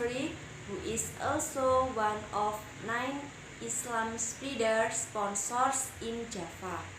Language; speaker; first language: English; non-native, learner; Indonesian